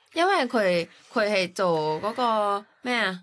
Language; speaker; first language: Cantonese; non-native, learner; Thai